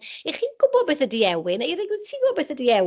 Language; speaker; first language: Welsh; native; Welsh